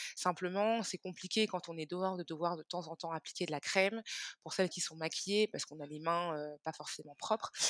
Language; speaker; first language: French; early bilingual, other home language; Hebrew